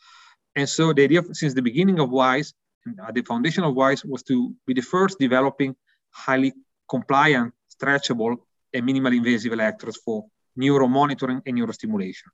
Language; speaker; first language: English; non-native, fluent; Italian